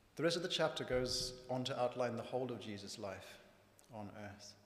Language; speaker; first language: English; native; English